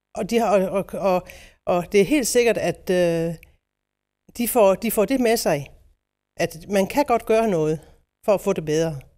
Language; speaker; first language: Danish; native; Danish